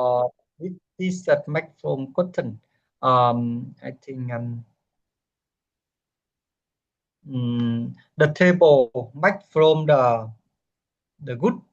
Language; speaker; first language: English; non-native, learner; Vietnamese